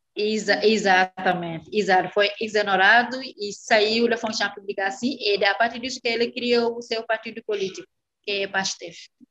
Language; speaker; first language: Portuguese; non-native, fluent; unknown